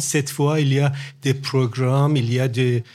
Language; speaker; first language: French; non-native, learner; Persian